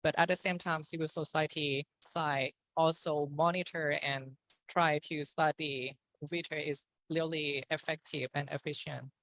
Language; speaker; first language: English; non-native, fluent; Thai